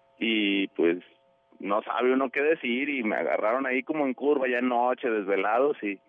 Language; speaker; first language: Spanish; native; Spanish